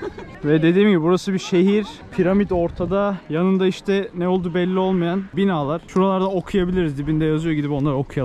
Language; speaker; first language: Turkish; native; Turkish